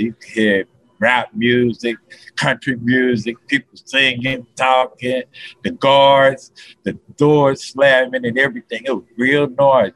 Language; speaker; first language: English; native; English